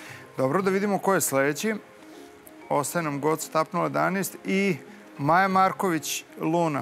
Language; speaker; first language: Serbian; native; Serbian